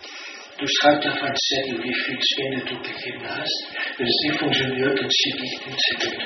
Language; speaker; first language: German; non-native, fluent; Danish